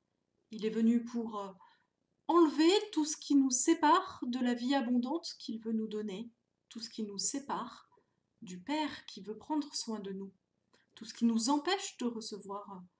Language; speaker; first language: French; native; French